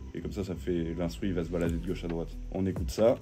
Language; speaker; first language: French; native; French